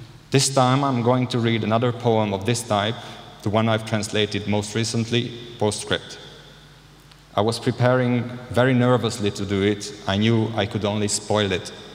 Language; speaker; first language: English; non-native, fluent; Hungarian